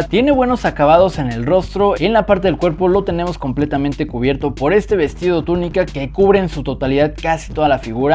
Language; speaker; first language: Spanish; native; Spanish